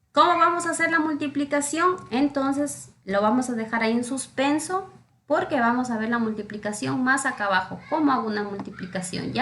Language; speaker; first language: Spanish; native; Spanish